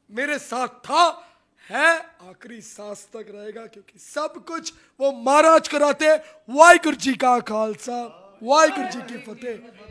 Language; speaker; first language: Hindi; non-native, local second language; Punjabi